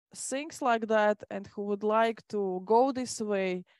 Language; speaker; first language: English; non-native, fluent; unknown